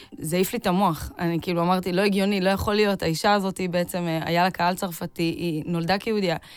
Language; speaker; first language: Hebrew; native; Hebrew